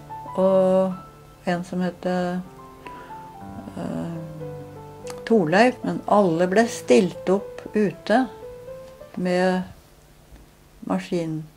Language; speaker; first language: Norwegian; native; Norwegian